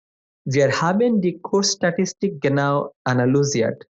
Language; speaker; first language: German; non-native, fluent; Bangla